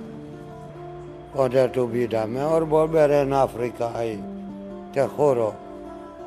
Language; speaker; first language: Spanish; non-native, learner; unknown